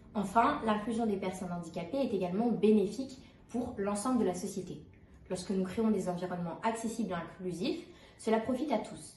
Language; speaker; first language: French; native; French